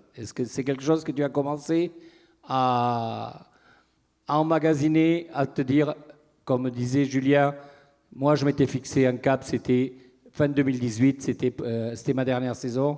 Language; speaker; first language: French; native; French